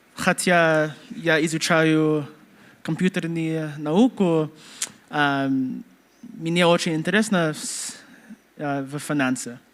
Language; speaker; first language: Russian; non-native, learner; English